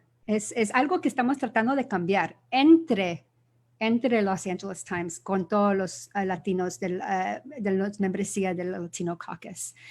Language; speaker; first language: Spanish; early bilingual, other home language; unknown